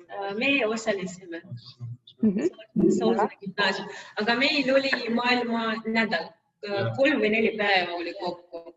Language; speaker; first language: Estonian; non-native, local second language; Russian